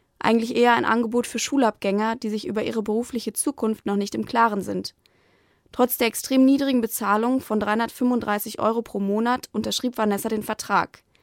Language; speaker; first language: German; native; German